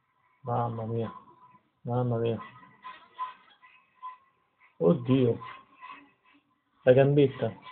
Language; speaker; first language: Italian; native; Italian